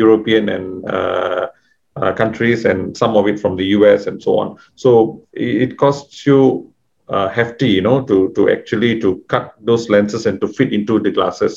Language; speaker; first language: English; non-native, local second language; Tamil